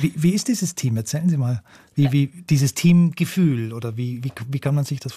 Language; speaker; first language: German; native; German